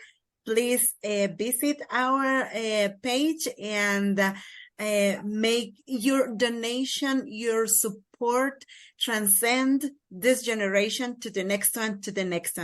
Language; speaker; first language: English; non-native, learner; Kaqchikel